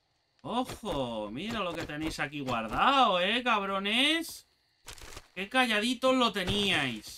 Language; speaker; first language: Spanish; native; Spanish